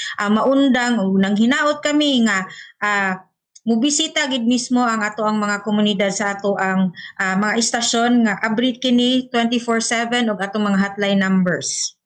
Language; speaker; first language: Cebuano; native; Cebuano